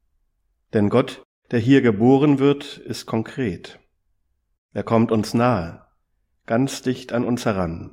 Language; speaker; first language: German; native; German